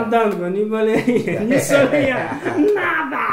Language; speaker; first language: Spanish; non-native, learner; Russian